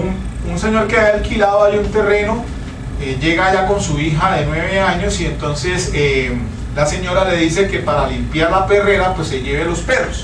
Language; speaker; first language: Spanish; native; Spanish